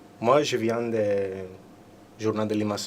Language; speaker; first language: French; non-native, fluent; Greek